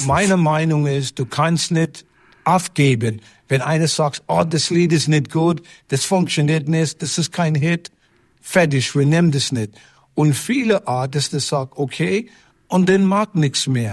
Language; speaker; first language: German; non-native, learner; English